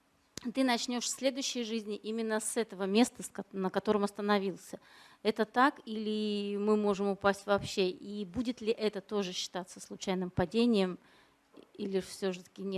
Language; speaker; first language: Russian; native; Russian